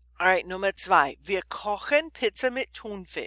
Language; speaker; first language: German; non-native, fluent; English